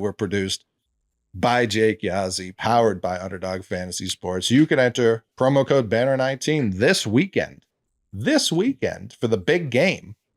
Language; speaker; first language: English; native; English